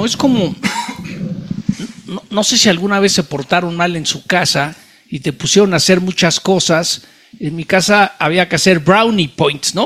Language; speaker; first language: Spanish; native; Spanish